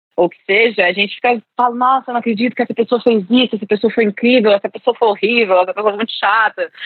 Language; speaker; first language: Portuguese; early bilingual, other home language; English